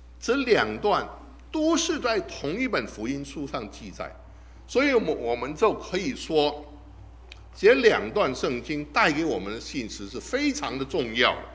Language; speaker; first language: Chinese; non-native, local second language; Cantonese